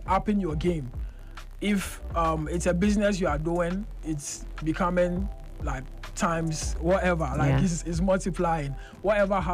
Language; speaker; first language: English; non-native, local second language; Akan